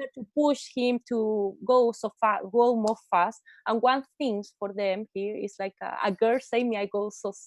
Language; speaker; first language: English; non-native, learner; Spanish